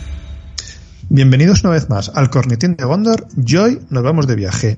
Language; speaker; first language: Spanish; native; Spanish